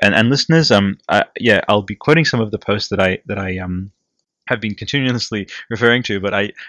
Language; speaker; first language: English; non-native, fluent; Italian